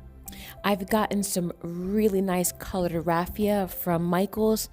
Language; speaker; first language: English; native; English